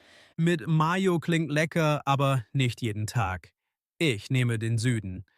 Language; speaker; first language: German; non-native, fluent; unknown